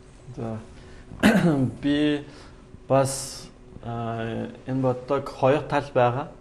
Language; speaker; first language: Mongolian; non-native, learner; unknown